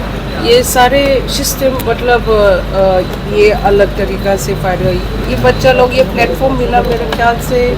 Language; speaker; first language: Hindi; non-native, local second language; Manipuri